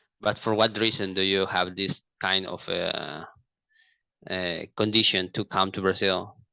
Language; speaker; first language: English; non-native, learner; Portuguese